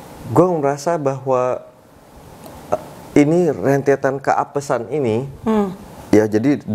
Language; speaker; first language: Indonesian; native; Indonesian